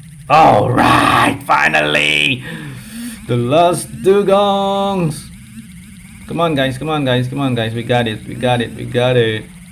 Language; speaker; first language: English; non-native, learner; Indonesian